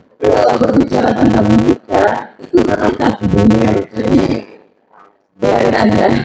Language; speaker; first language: Indonesian; non-native, fluent; Arabic